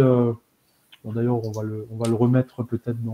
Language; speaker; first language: French; native; French